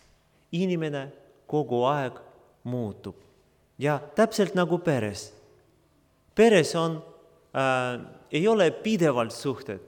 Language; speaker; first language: Estonian; non-native, local second language; Russian